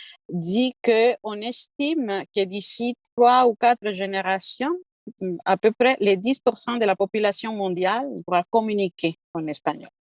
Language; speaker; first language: French; non-native, fluent; Spanish